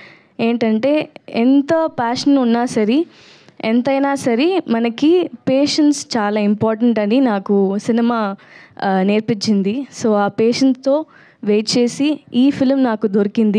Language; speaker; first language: Telugu; non-native, learner; Tamil